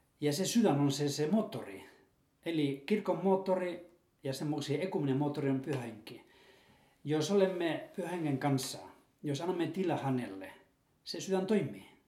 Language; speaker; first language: Finnish; non-native, fluent; Spanish